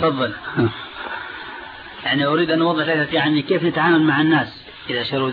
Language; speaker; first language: Arabic; native; Arabic